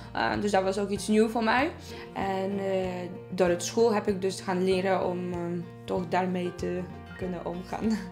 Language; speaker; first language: Dutch; non-native, fluent; Polish